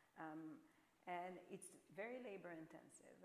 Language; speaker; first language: English; non-native, fluent; French